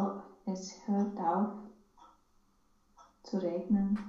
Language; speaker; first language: German; non-native, learner; Romanian